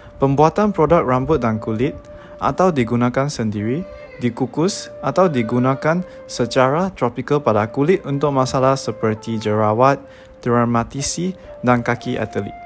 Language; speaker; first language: Malay; non-native, local second language; Tamil